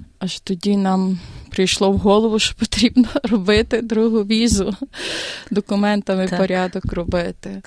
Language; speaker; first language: Ukrainian; native; Ukrainian